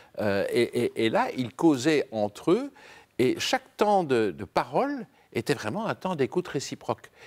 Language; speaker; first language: French; native; French